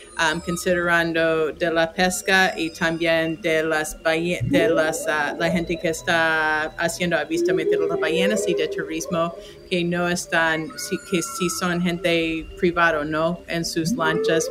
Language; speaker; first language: Spanish; non-native, fluent; English